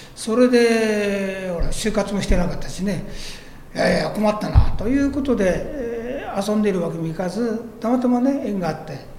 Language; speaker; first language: Japanese; native; Japanese